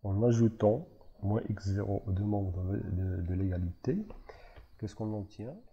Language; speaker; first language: French; non-native, local second language; Arabic